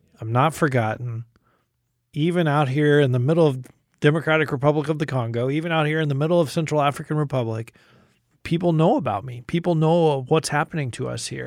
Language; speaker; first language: English; native; English